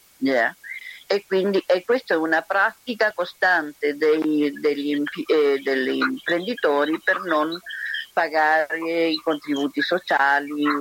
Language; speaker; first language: Italian; non-native, fluent; Spanish